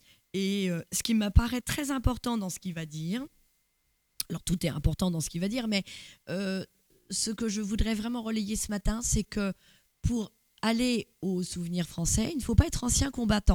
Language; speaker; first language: French; native; French